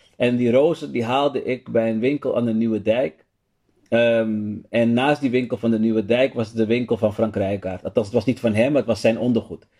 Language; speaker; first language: Dutch; native; Dutch